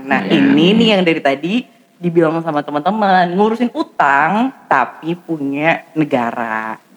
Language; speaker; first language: Indonesian; native; Indonesian